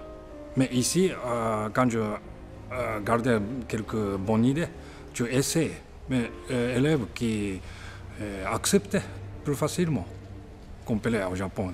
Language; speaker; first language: French; non-native, learner; Japanese